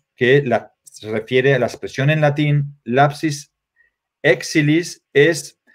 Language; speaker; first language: Spanish; native; Spanish